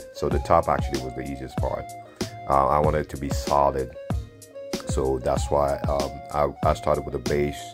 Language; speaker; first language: English; non-native, fluent; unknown